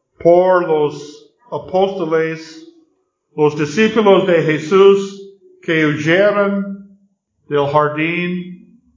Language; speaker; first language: Spanish; non-native, learner; English